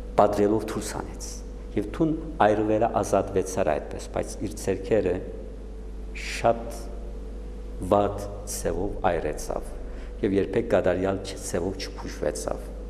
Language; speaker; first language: Armenian; early bilingual, heritage; Armenian